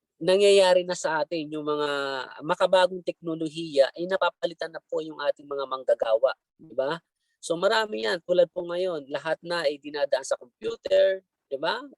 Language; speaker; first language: Filipino; non-native, local second language; Bikol